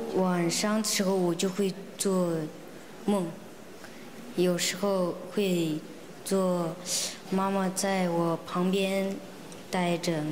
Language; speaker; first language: Chinese; non-native, local second language; Mongolian